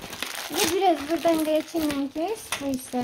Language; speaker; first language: Turkish; non-native, learner; Azerbaijani